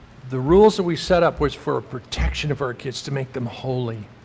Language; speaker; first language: English; native; English